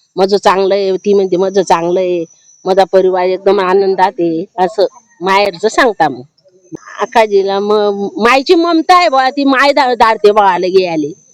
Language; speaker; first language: Marathi; native; Marathi